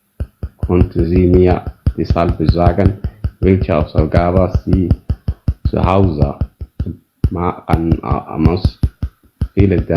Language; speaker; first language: German; non-native, learner; Somali